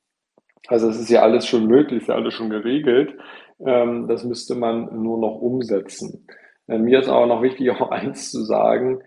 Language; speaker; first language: German; native; German